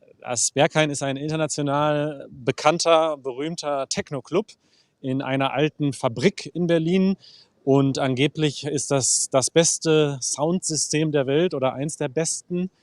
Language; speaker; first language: German; native; German